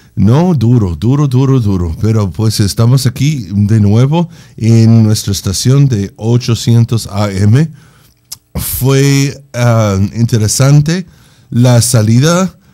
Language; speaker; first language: Spanish; non-native, fluent; English